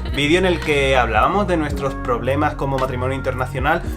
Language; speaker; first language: Spanish; native; Spanish